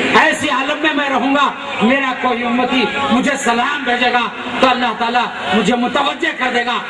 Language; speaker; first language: Urdu; native; Urdu